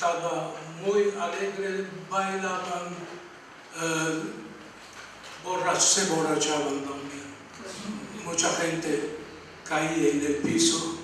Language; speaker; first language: Spanish; non-native, fluent; Armenian